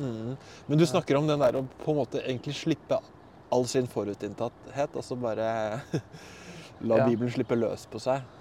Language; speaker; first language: Norwegian; native; Norwegian